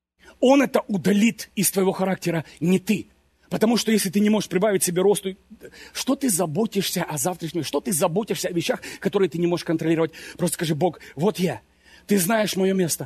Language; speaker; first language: Russian; native; Russian